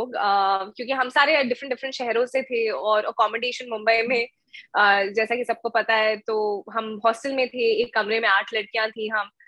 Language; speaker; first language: Hindi; native; Hindi